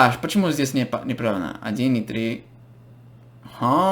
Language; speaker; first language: Russian; non-native, fluent; English